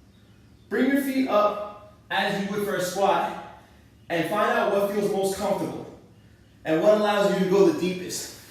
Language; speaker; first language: English; native; English